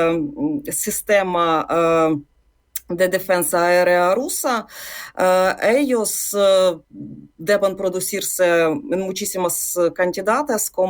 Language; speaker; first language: Spanish; non-native, fluent; Ukrainian